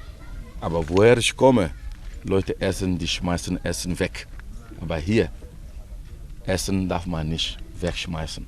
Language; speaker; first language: German; non-native, learner; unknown